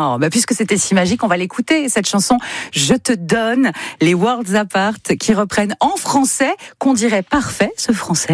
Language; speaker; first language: French; native; French